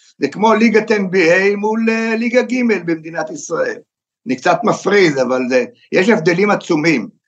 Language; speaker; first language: Hebrew; native; Hebrew